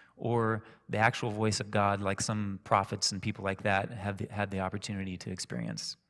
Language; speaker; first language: English; native; English